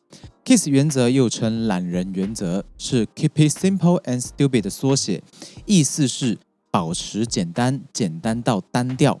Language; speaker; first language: Chinese; native; Chinese